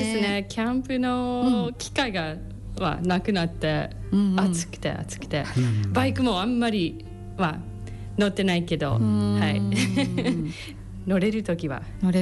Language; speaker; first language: Japanese; non-native, learner; English